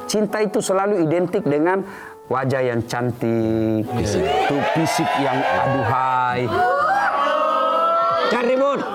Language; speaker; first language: Indonesian; native; Indonesian